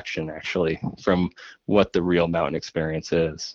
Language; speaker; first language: English; native; English